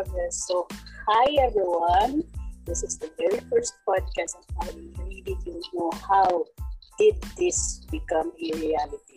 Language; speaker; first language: English; non-native, local second language; Cebuano